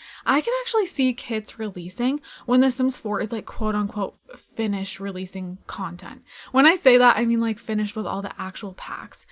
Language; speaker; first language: English; native; English